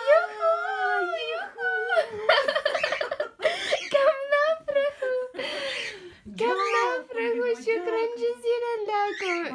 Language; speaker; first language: Arabic; non-native, fluent; Ukrainian